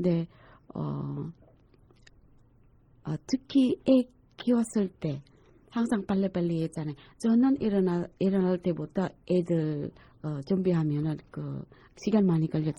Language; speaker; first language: Korean; non-native, fluent; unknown